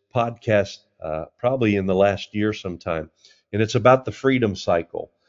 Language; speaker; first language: English; native; English